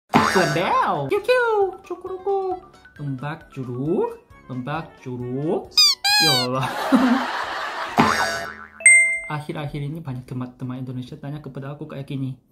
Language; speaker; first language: Indonesian; non-native, fluent; Korean